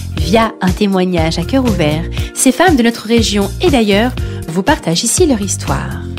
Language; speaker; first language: French; native; French